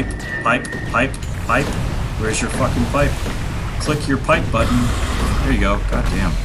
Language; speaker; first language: English; native; English